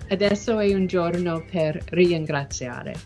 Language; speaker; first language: Italian; non-native, learner; English